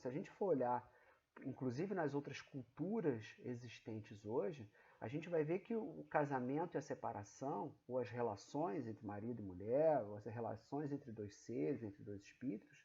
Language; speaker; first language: Portuguese; native; Portuguese